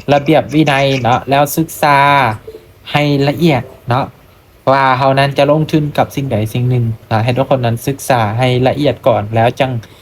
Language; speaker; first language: Thai; non-native, local second language; Lao